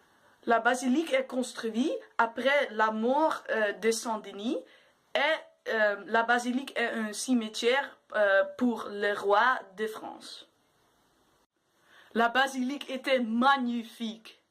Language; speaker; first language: French; non-native, learner; Dutch